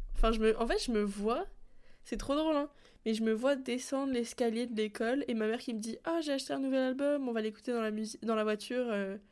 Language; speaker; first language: French; native; French